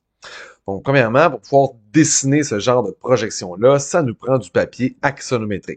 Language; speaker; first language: French; native; French